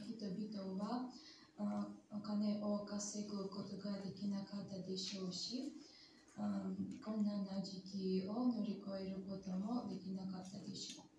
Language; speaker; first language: Japanese; non-native, fluent; Armenian